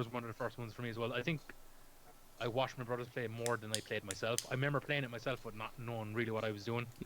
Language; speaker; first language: English; native; English